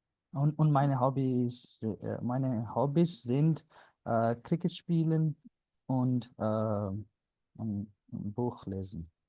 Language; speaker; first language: German; non-native, learner; Punjabi